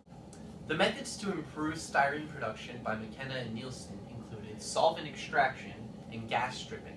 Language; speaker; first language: English; native; English